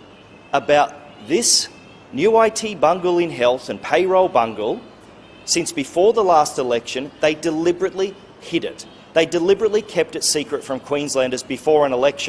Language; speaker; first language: English; native; English